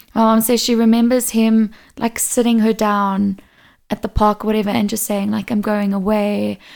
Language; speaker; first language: English; non-native, local second language; Portuguese